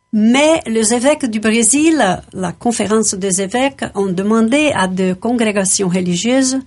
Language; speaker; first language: French; non-native, fluent; Portuguese